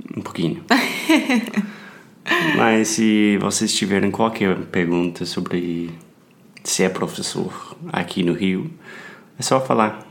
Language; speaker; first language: Portuguese; non-native, fluent; English